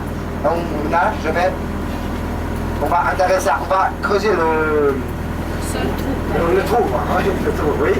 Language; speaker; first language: French; non-native, fluent; Vietnamese